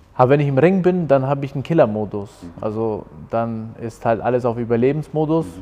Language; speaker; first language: German; early bilingual, other home language; Albanian